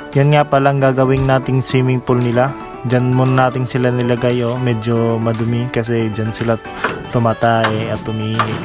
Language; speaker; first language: Filipino; non-native, local second language; Cebuano